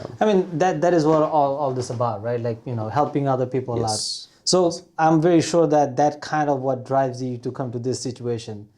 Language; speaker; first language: English; non-native, local second language; Bangla